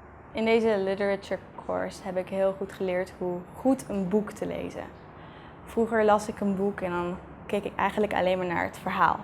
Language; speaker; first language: Dutch; early bilingual, heritage; Dutch